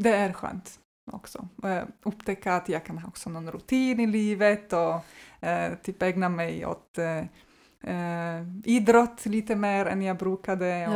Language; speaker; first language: Swedish; non-native, fluent; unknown